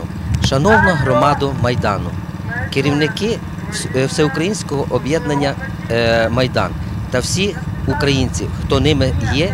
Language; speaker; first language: Ukrainian; native; Ukrainian